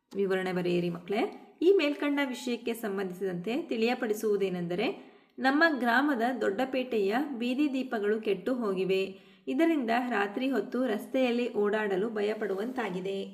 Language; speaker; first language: Kannada; native; Kannada